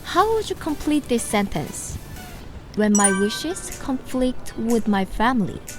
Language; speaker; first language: English; non-native, fluent; Korean